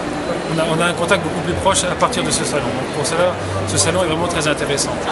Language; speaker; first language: French; native; French